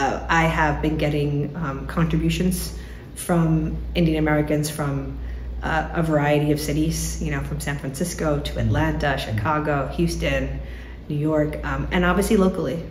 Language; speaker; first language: English; native; English